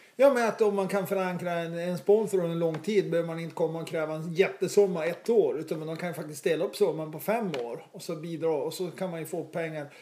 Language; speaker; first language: Swedish; native; Swedish